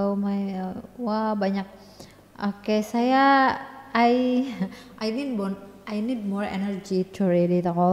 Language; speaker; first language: English; non-native, learner; Indonesian